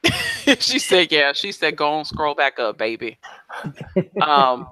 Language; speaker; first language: English; native; English